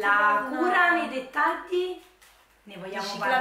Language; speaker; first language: Italian; native; Italian